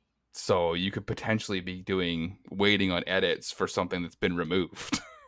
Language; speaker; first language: English; native; English